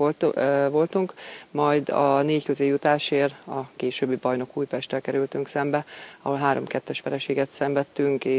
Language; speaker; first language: Hungarian; native; Hungarian